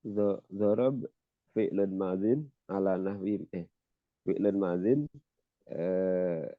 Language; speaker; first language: Arabic; non-native, learner; Indonesian